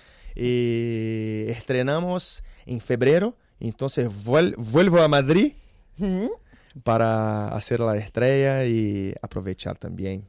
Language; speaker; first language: Spanish; non-native, learner; Portuguese